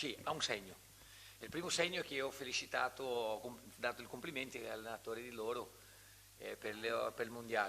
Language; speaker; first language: Italian; non-native, fluent; Portuguese